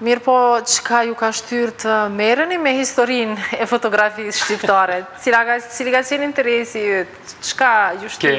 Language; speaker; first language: Albanian; native; Albanian